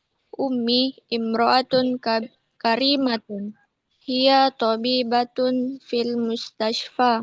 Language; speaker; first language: Arabic; non-native, learner; Indonesian